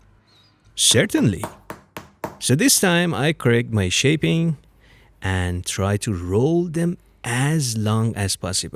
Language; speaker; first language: English; non-native, fluent; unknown